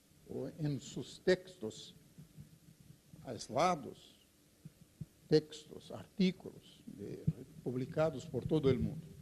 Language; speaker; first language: Spanish; non-native, fluent; Portuguese